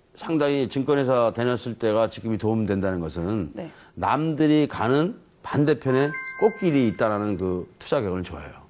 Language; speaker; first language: Korean; native; Korean